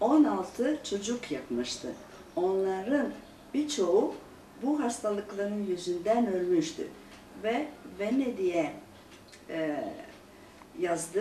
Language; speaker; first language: Turkish; non-native, local second language; Greek